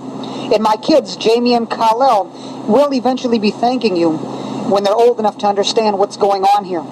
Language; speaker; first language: English; native; English